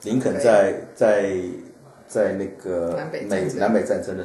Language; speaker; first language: Chinese; native; Chinese